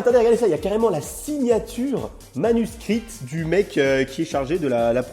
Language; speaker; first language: French; native; French